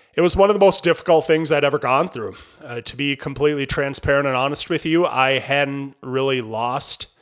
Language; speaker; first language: English; native; English